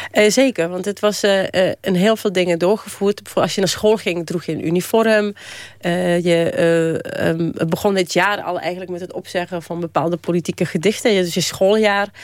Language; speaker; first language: Dutch; early bilingual, other home language; Polish